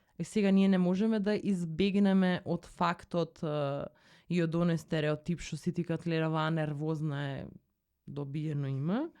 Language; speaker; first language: Macedonian; native; Macedonian